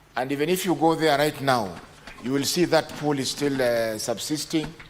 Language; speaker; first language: English; non-native, local second language; Swahili